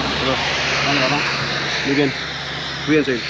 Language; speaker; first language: Spanish; native; Spanish